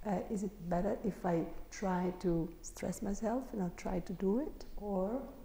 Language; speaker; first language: English; non-native, fluent; Italian